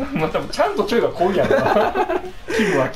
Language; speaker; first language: Japanese; native; Japanese